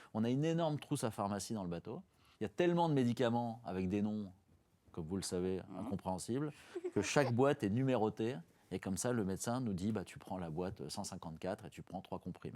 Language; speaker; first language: French; native; French